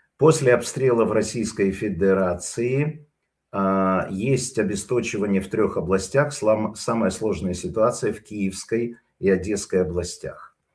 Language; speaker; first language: Russian; native; Russian